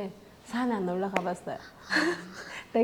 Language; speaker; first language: Korean; non-native, fluent; Vietnamese